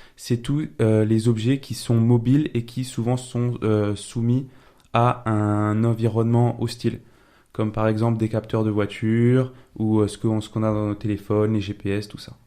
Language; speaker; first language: French; native; French